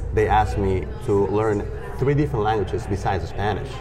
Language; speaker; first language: English; non-native, fluent; Spanish